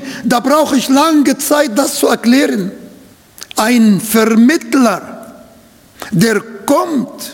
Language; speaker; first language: German; non-native, fluent; Arabic